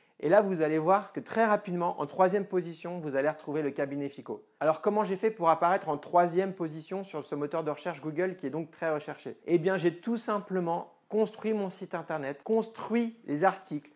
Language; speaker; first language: French; native; French